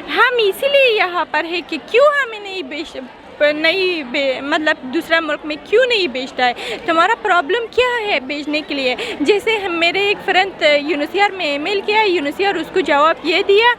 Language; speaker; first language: Hindi; non-native, learner; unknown